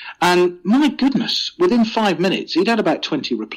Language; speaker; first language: English; native; English